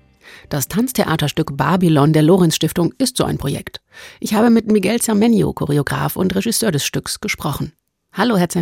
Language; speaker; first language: German; native; German